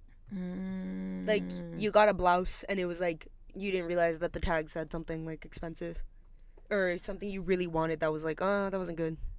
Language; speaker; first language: English; early bilingual, other home language; Spanish